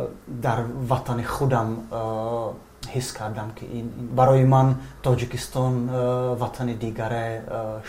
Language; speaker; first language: Persian; non-native, fluent; Czech